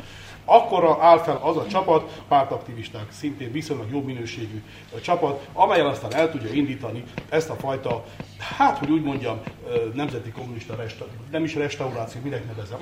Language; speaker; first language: Hungarian; native; Hungarian